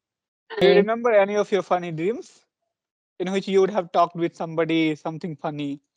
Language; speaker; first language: English; non-native, local second language; Punjabi